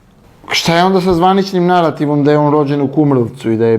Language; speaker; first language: Serbian; native; Serbian